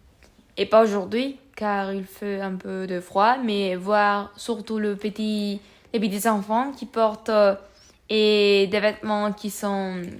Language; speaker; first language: French; non-native, learner; Spanish